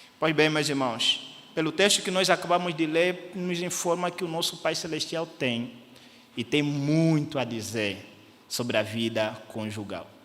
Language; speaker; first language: Portuguese; native; Portuguese